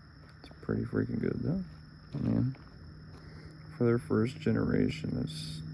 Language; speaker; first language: English; native; English